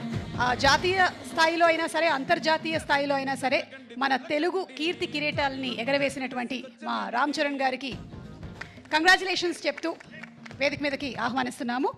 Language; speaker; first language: Telugu; native; Telugu